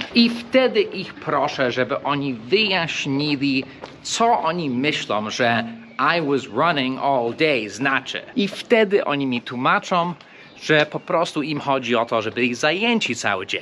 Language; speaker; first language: Polish; non-native, fluent; English